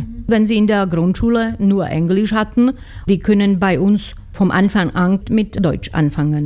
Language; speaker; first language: German; non-native, fluent; Slovak